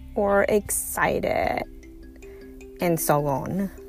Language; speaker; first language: English; non-native, fluent; Japanese